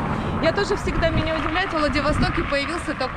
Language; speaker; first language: Russian; native; Russian